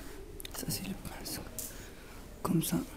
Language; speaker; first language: French; non-native, local second language; Arabic